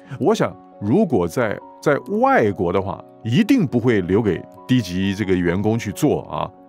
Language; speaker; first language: Chinese; non-native, local second language; Cantonese